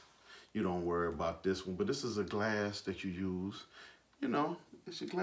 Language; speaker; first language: English; native; English